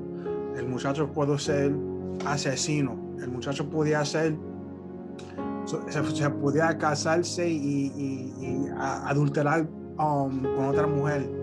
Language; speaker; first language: Spanish; early bilingual, heritage; Spanish